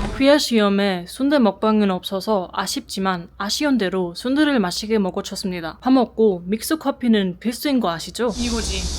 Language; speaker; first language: Korean; non-native, fluent; German